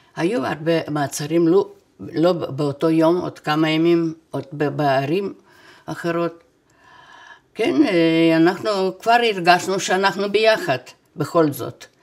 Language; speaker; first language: Hebrew; non-native, fluent; Russian